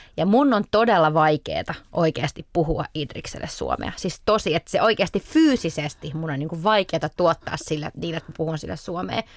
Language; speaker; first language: Finnish; early bilingual, other home language; Arabic